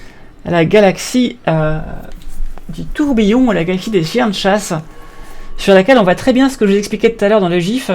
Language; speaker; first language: French; native; French